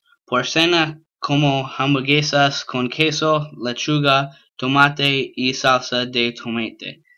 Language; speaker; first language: Spanish; non-native, learner; English